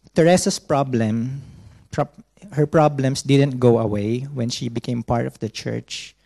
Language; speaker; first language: English; non-native, local second language; Filipino